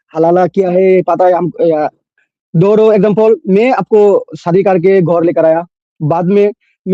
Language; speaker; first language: Hindi; non-native, local second language; Bangla